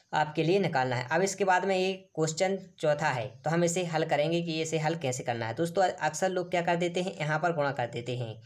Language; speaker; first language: Hindi; native; Hindi